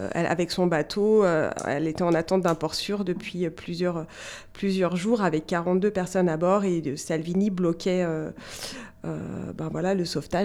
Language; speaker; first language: French; native; French